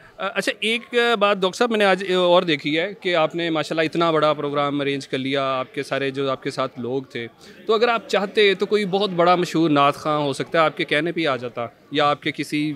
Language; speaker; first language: Urdu; non-native, local second language; Punjabi